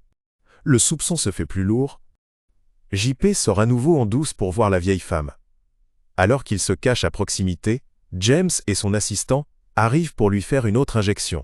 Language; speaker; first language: French; native; French